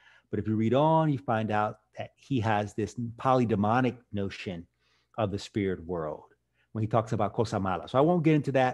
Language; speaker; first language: English; native; English